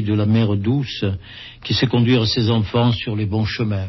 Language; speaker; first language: French; native; French